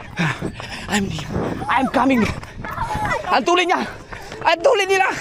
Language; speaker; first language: Filipino; non-native, local second language; Cebuano